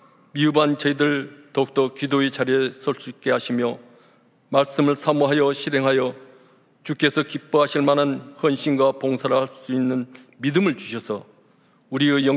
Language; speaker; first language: Korean; native; Korean